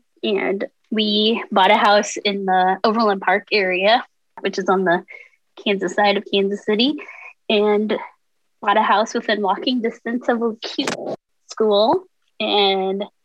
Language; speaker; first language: English; native; English